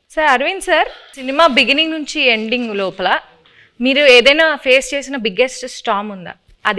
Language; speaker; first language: Telugu; native; Telugu